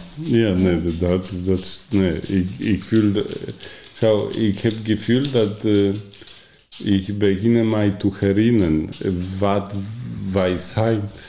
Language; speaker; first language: Dutch; non-native, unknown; Polish